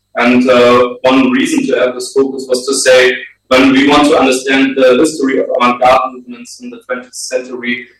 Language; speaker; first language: English; non-native, fluent; German